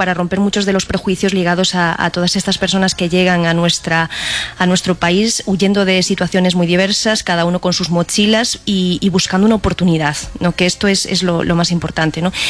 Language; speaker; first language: Spanish; native; Spanish